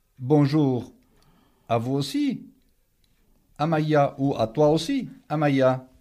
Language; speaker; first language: French; native; French